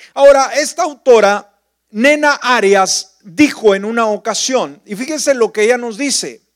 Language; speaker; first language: Spanish; native; Spanish